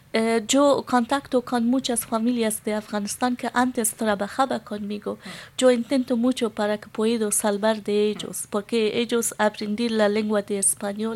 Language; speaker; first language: Spanish; non-native, learner; Persian